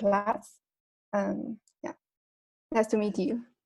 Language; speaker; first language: English; non-native, learner; Chinese